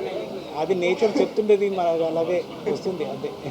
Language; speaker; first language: Telugu; non-native, fluent; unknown